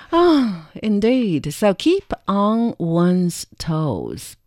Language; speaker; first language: English; non-native, fluent; Chinese